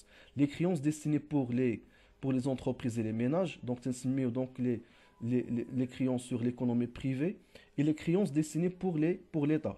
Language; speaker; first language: French; non-native, local second language; Arabic